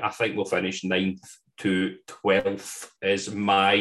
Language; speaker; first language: English; native; English